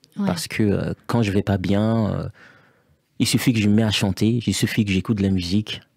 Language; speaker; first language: French; non-native, fluent; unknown